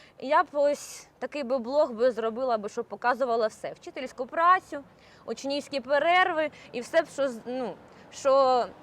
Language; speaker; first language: Ukrainian; native; Ukrainian